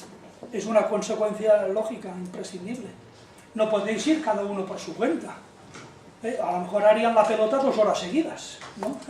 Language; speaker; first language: Spanish; native; Spanish